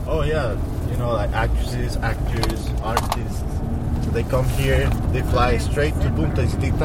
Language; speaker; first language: English; non-native, fluent; Spanish